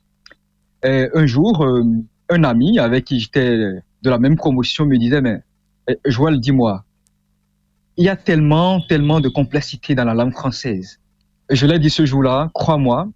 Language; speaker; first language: French; non-native, local second language; Fon